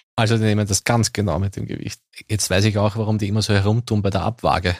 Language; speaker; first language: German; native; German